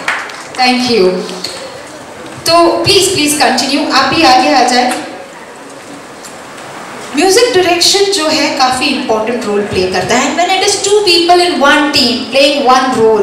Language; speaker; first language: Hindi; native; Hindi